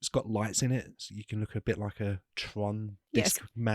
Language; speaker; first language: English; native; English